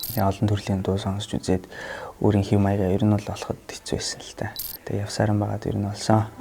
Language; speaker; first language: Mongolian; non-native, fluent; Russian